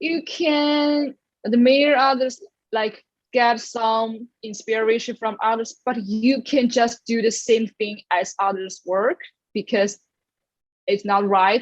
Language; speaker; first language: English; non-native, learner; Chinese